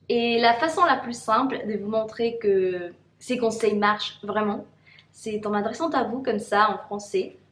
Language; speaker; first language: French; non-native, fluent; Spanish